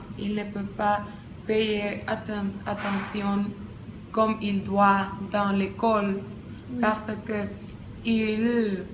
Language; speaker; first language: French; non-native, learner; Spanish